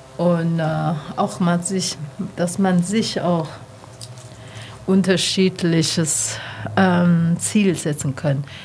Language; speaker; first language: German; non-native, learner; Chinese